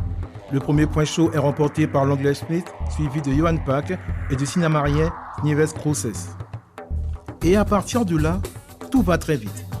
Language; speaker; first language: French; native; French